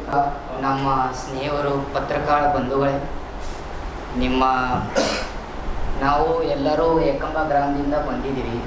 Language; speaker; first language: Kannada; non-native, local second language; Marathi